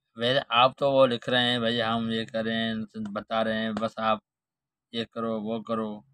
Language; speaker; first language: Urdu; non-native, local second language; Sindhi